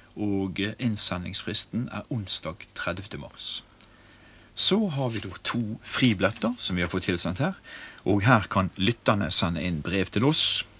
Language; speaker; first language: Norwegian; native; Norwegian